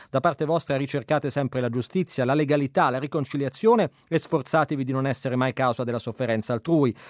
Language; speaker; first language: Italian; native; Italian